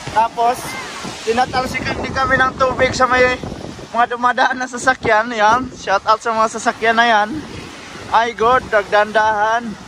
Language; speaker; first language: Filipino; non-native, local second language; Cebuano